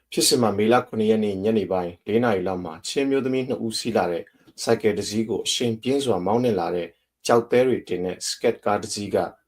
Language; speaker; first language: Burmese; non-native, local second language; Hakha Chin